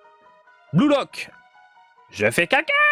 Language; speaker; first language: French; native; French